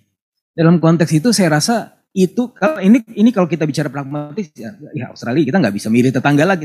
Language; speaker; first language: Indonesian; native; Indonesian